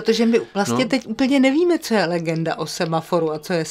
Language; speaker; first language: Czech; native; Czech